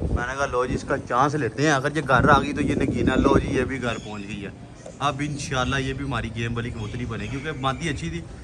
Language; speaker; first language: Urdu; non-native, local second language; Punjabi